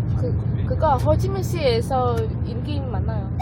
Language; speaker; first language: Korean; non-native, learner; Vietnamese